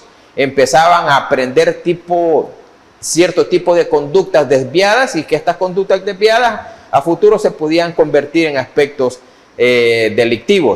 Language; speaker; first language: Spanish; native; Spanish